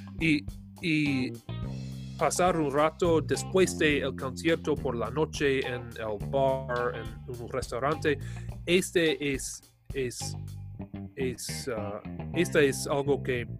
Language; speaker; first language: Spanish; non-native, learner; English